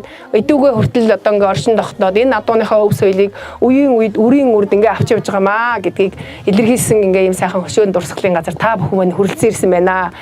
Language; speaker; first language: Mongolian; native; Mongolian